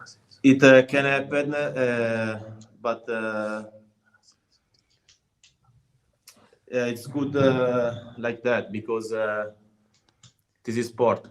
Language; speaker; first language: English; non-native, learner; Italian